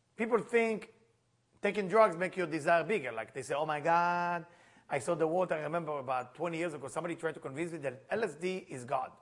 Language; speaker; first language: English; non-native, fluent; Hebrew